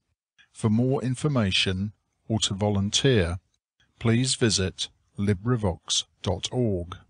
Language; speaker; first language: English; native; English